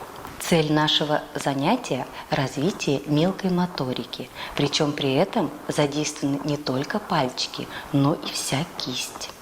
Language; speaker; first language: Russian; native; Russian